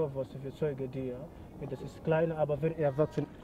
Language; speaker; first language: German; non-native, learner; Swahili